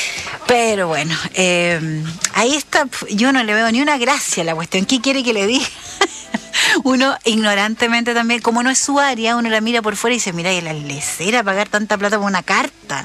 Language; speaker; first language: Spanish; native; Spanish